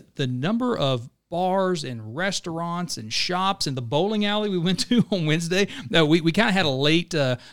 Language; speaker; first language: English; native; English